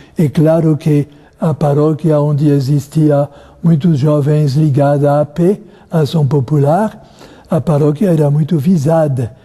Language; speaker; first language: Portuguese; non-native, fluent; French